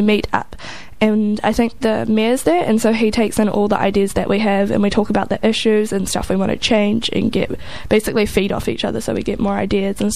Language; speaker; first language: English; native; English